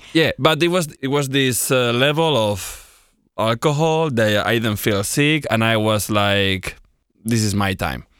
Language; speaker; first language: English; non-native, fluent; Spanish